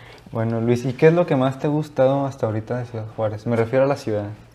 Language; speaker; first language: Spanish; native; Spanish